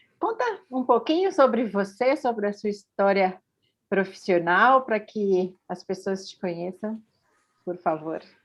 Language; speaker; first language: Portuguese; native; Portuguese